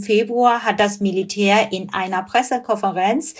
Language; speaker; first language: German; non-native, fluent; Burmese